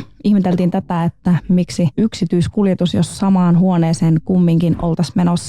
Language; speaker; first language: Finnish; native; Finnish